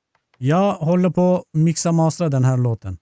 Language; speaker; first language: Swedish; non-native, fluent; Turkish